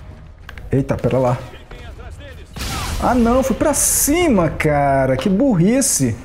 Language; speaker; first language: Portuguese; native; Portuguese